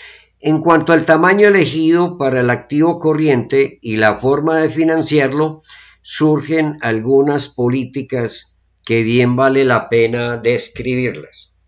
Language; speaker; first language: Spanish; native; Spanish